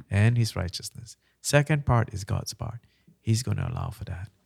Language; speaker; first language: English; non-native, local second language; Malay